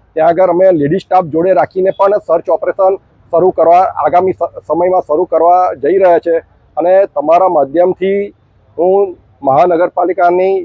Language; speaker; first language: Gujarati; native; Gujarati